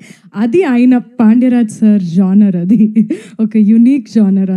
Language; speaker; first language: Telugu; non-native, fluent; Tamil